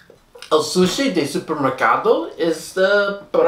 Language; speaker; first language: Spanish; non-native, learner; English